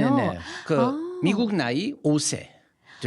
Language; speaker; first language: Korean; non-native, fluent; English